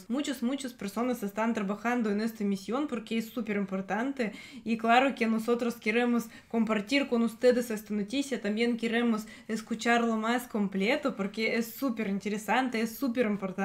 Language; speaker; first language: Spanish; non-native, fluent; Russian